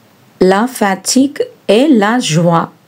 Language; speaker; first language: French; non-native, fluent; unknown